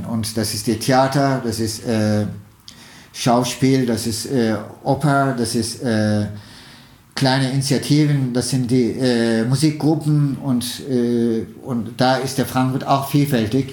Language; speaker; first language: German; non-native, fluent; Turkish